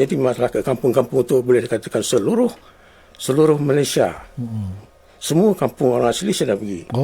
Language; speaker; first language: Malay; non-native, local second language; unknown